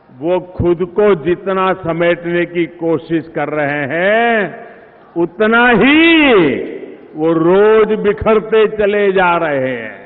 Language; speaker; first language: Hindi; non-native, local second language; Gujarati